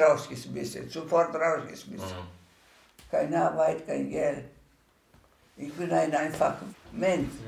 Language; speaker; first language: German; non-native, learner; Greek